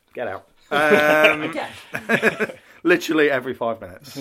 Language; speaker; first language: English; native; English